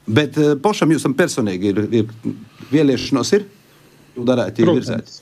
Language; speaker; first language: Latvian; native; Latvian